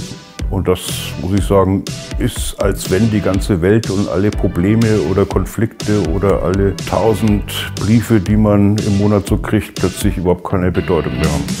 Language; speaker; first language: German; native; German